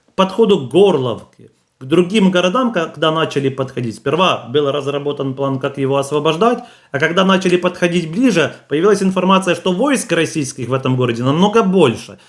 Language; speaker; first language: Russian; native; Russian